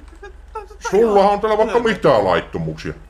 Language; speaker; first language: Finnish; native; Finnish